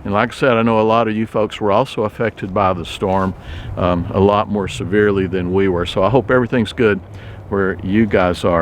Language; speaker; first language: English; native; English